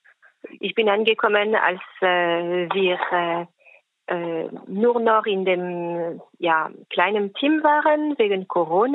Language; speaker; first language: German; non-native, fluent; French